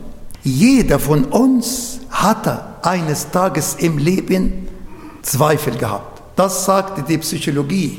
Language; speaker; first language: German; non-native, learner; Arabic